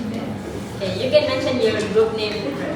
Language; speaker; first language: English; non-native, learner; Indonesian